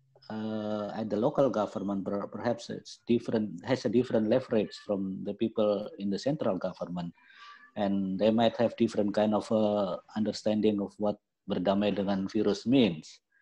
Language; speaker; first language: English; non-native, fluent; Indonesian